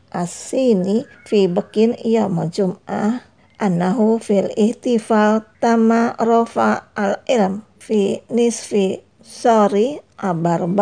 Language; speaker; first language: Arabic; non-native, fluent; Indonesian